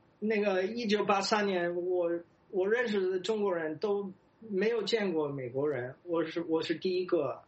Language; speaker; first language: Chinese; non-native, fluent; English